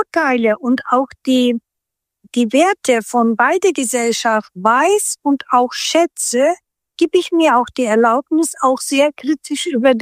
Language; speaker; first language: German; non-native, local second language; Turkish